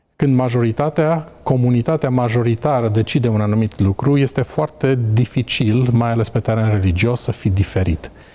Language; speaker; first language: Romanian; native; Romanian